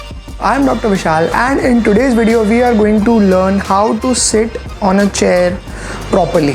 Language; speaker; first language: English; non-native, local second language; Hindi